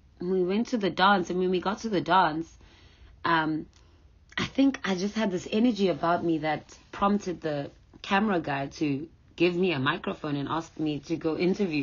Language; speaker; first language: English; non-native, local second language; Zulu